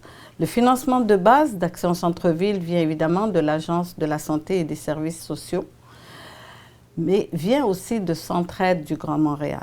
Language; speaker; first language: French; native; French